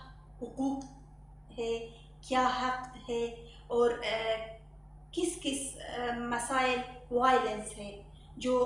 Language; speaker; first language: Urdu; non-native, learner; Persian